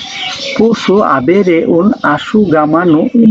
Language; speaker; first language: Italian; non-native, learner; Bangla